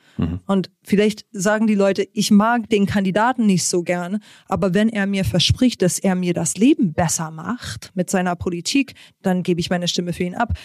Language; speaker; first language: German; non-native, fluent; English